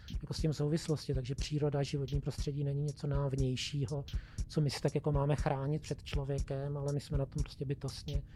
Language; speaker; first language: Czech; native; Czech